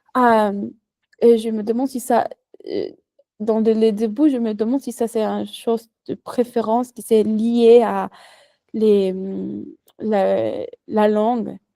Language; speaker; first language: French; non-native, learner; Spanish